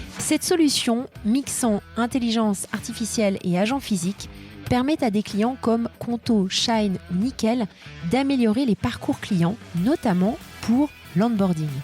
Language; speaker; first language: French; native; French